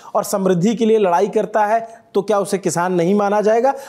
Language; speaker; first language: Hindi; native; Hindi